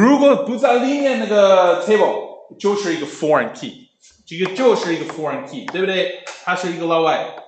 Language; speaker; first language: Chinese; non-native, learner; English